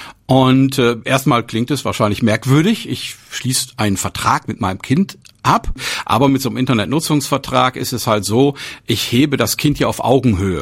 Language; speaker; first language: German; native; German